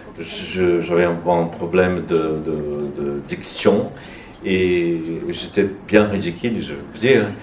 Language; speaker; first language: French; non-native, learner; Portuguese